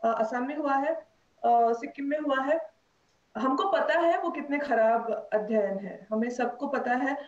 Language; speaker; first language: Hindi; non-native, local second language; Marathi